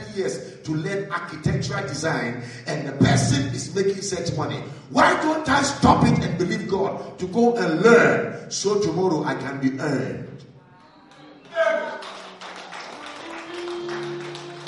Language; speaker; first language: English; non-native, local second language; Akan